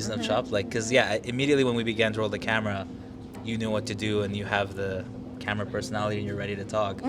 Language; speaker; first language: English; native; English